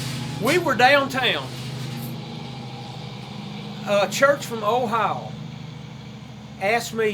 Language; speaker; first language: English; native; English